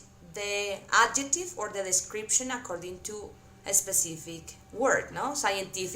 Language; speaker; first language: English; non-native, fluent; Spanish